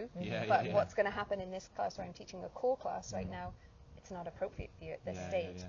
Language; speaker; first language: English; native; English